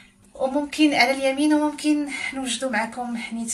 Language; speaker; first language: Arabic; native; Arabic